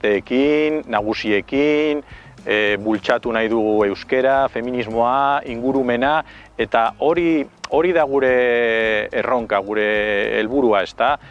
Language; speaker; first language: Basque; non-native, local second language; Spanish